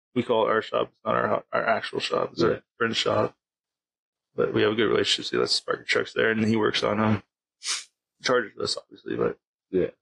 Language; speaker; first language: English; native; English